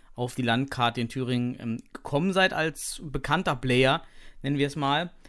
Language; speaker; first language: German; native; German